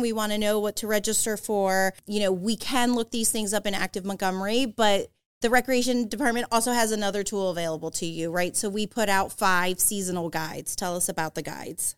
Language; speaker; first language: English; native; English